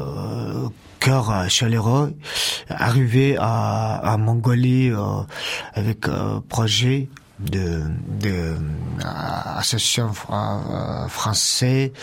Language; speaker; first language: French; non-native, learner; Mongolian